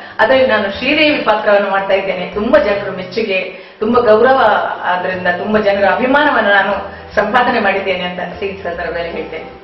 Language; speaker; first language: Kannada; non-native, local second language; Tulu